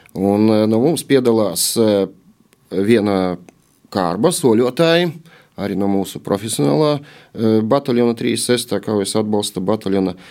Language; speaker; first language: Latvian; native; Latvian